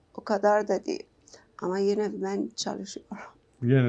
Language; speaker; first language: Turkish; non-native, learner; Persian